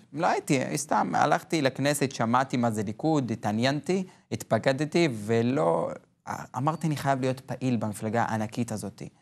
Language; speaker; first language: Hebrew; non-native, local second language; Arabic